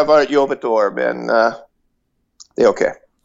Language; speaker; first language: Swedish; non-native, fluent; English